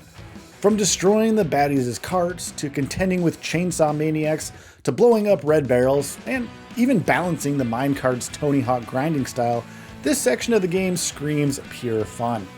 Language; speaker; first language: English; native; English